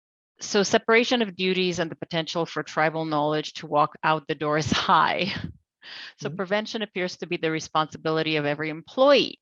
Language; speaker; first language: English; non-native, fluent; Polish